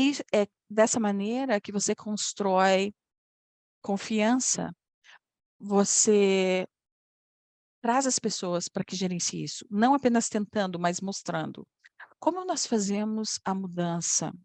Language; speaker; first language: Portuguese; non-native, fluent; Polish